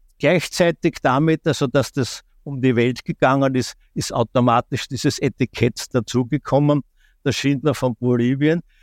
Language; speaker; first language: German; native; German